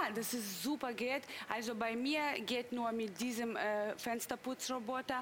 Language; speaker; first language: German; non-native, learner; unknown